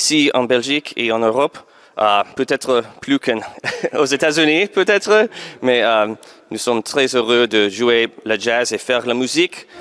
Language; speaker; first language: French; non-native, learner; English